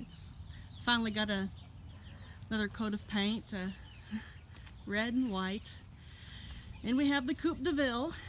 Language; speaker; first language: English; native; English